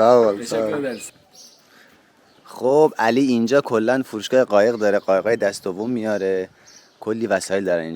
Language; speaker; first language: Persian; native; Persian